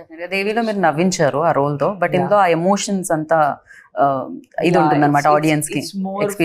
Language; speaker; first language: Telugu; native; Telugu